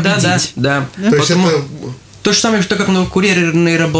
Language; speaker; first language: Russian; non-native, local second language; Latvian